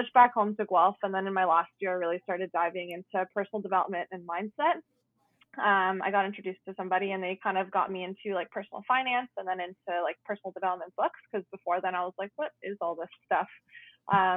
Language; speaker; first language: English; native; English